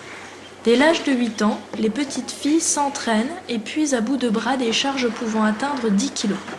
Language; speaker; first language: French; native; French